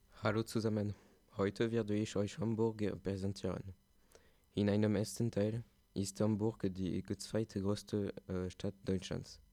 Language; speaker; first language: German; non-native, learner; French